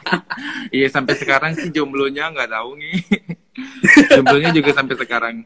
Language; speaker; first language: Indonesian; native; Indonesian